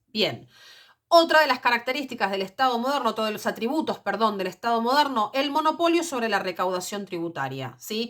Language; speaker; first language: Spanish; native; Spanish